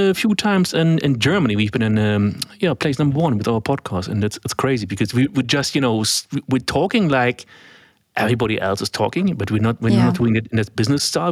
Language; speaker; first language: English; non-native, fluent; German